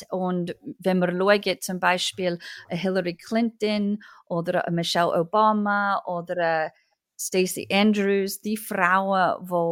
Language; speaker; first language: German; non-native, fluent; English